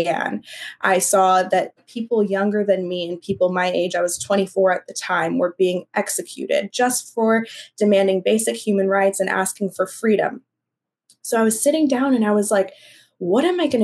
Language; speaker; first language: English; native; English